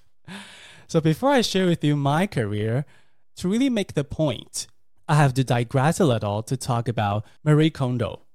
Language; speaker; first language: English; non-native, fluent; Chinese